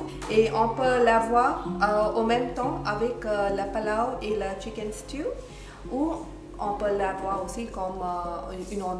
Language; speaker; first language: French; non-native, fluent; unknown